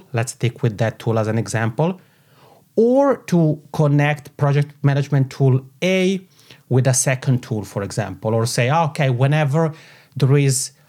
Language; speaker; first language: English; non-native, fluent; Italian